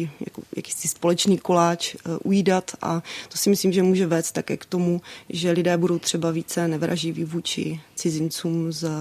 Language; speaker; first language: Czech; native; Czech